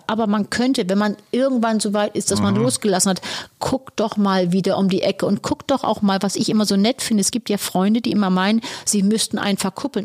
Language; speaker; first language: German; native; German